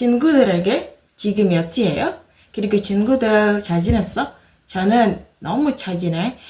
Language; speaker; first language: Korean; non-native, learner; Indonesian